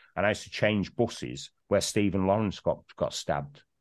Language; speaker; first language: English; native; English